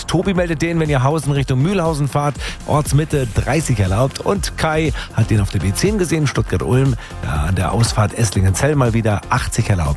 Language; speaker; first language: German; native; German